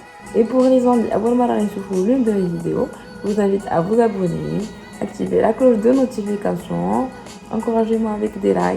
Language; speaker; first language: French; non-native, local second language; Arabic